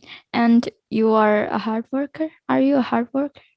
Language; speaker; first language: English; non-native, learner; Indonesian